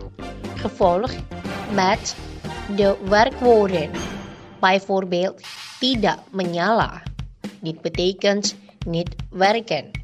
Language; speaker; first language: Dutch; non-native, learner; Indonesian